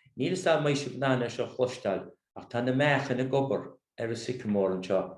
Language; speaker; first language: Irish; native; Irish